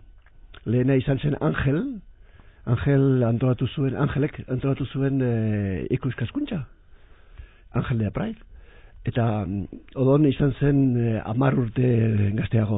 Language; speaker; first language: Basque; non-native, local second language; Spanish